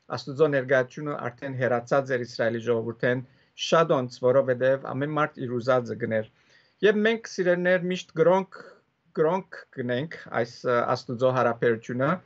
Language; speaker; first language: Armenian; early bilingual, heritage; Armenian